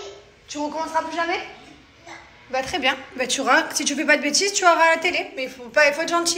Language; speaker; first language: French; native; French